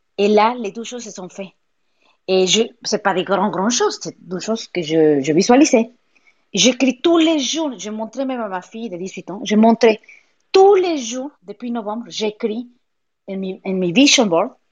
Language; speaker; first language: French; non-native, fluent; Spanish